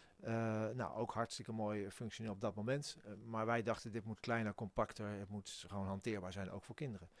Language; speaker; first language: Dutch; native; Dutch